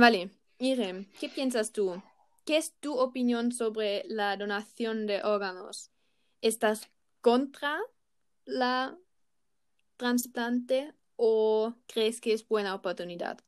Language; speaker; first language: Spanish; non-native, learner; German